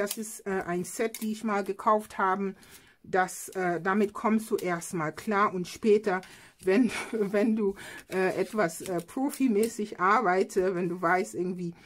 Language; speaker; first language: German; non-native, fluent; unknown